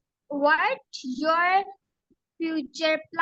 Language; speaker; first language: English; non-native, learner; Urdu